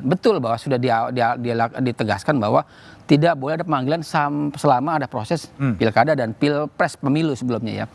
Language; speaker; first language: Indonesian; native; Indonesian